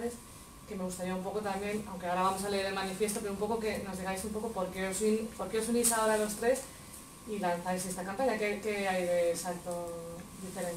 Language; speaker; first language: Spanish; native; Spanish